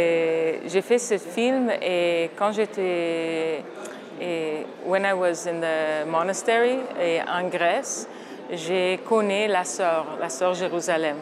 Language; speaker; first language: French; non-native, fluent; Hebrew